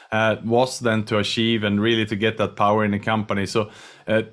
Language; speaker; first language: English; non-native, fluent; Swedish